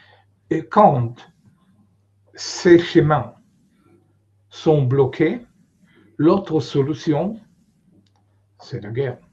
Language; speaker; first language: French; non-native, fluent; Hebrew